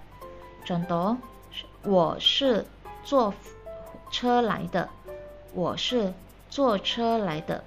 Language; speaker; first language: Chinese; non-native, fluent; Indonesian